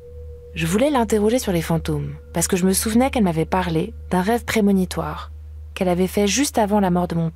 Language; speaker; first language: French; native; French